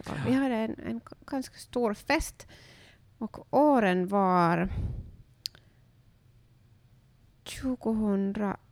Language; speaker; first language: Swedish; non-native, local second language; Finnish